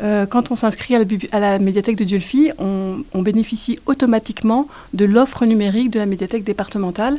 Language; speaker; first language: French; native; French